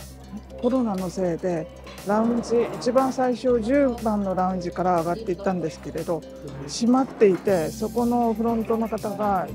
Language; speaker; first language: Japanese; native; Japanese